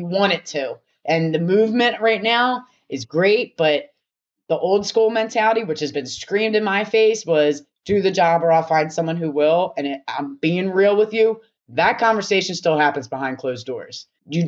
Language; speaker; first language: English; native; English